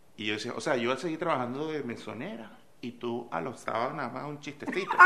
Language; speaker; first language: Spanish; native; Spanish